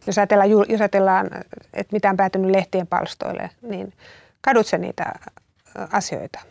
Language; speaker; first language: Finnish; native; Finnish